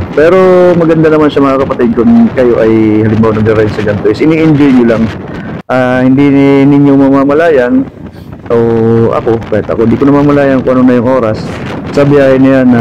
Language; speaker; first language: Filipino; non-native, local second language; Waray